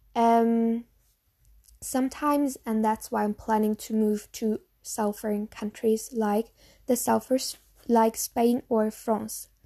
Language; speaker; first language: English; non-native, fluent; German